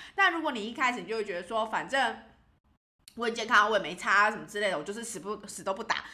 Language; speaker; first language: Chinese; native; Chinese